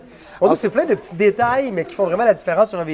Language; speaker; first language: French; native; French